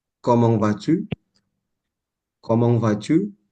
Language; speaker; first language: French; non-native, learner; Indonesian